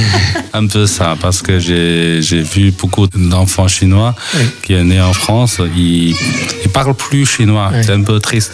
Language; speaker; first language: French; non-native, fluent; Chinese